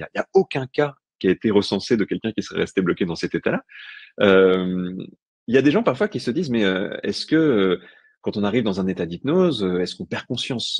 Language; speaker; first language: French; native; French